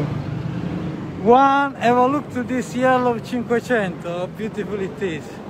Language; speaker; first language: English; non-native, fluent; Italian